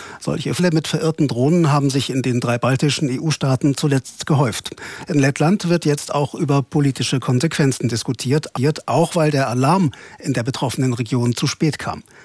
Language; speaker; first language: German; native; German